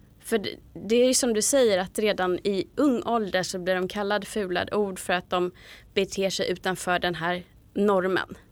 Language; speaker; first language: Swedish; native; Swedish